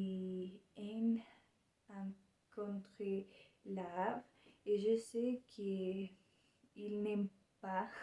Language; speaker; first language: French; non-native, learner; Spanish